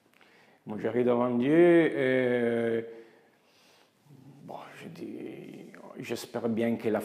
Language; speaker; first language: French; non-native, fluent; Italian